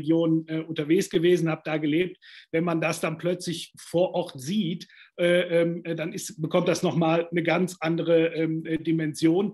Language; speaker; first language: German; native; German